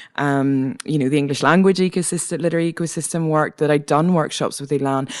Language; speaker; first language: English; native; English